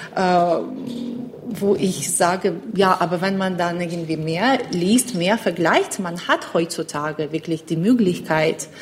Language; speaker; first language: German; non-native, fluent; Ukrainian